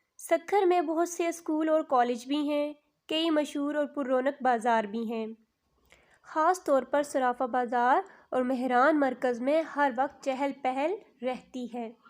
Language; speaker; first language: Urdu; native; Urdu